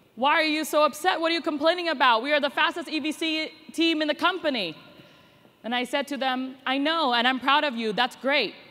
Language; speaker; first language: English; native; English